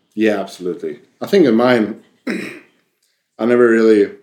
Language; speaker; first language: English; non-native, fluent; Swedish